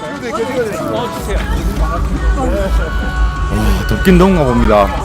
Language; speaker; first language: Korean; native; Korean